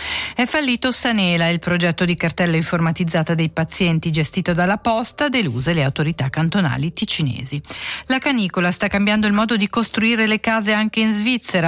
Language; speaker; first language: Italian; native; Italian